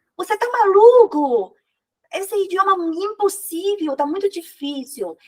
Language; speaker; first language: Portuguese; non-native, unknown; Chinese